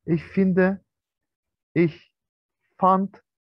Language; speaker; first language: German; non-native, fluent; Turkish